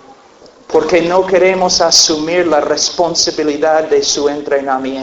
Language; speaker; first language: Spanish; non-native, fluent; English